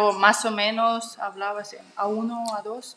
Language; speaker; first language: Spanish; non-native, fluent; Russian